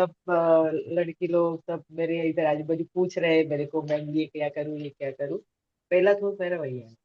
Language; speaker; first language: Hindi; non-native, local second language; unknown